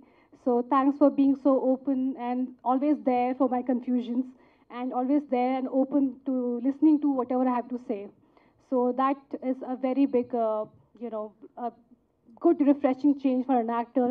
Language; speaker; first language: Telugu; non-native, local second language; Hindi